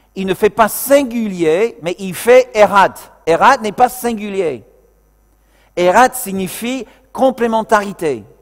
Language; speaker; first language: French; non-native, fluent; English